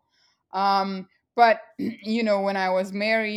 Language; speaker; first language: English; non-native, local second language; Shona